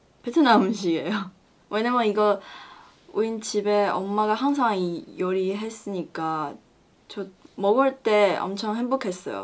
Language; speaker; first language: Korean; non-native, learner; Chinese